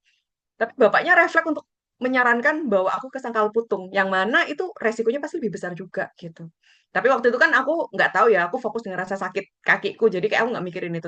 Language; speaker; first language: Indonesian; native; Indonesian